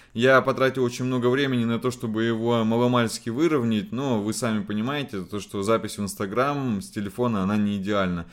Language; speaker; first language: Russian; native; Russian